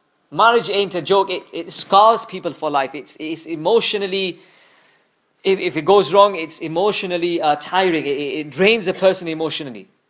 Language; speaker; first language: English; early bilingual, other home language; Urdu